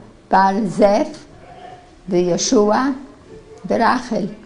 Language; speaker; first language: Hebrew; non-native, fluent; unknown